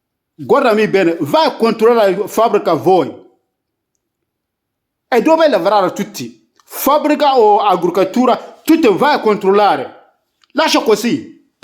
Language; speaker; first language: Italian; non-native, learner; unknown